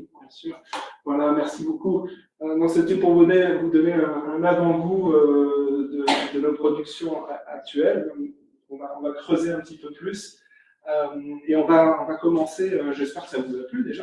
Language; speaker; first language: French; native; French